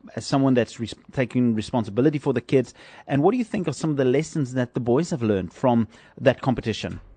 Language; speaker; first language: English; non-native, local second language; Afrikaans